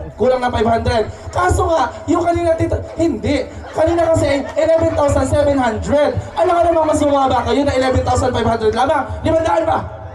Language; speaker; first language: Filipino; native; Filipino